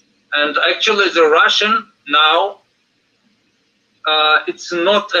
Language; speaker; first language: English; non-native, fluent; Russian